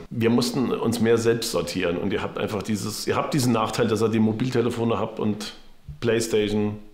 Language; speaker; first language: German; native; German